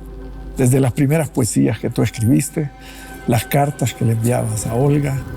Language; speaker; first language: Spanish; native; Spanish